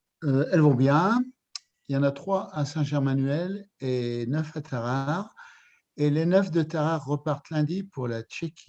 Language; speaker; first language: French; native; French